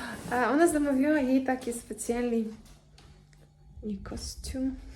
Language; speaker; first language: Polish; non-native, fluent; Russian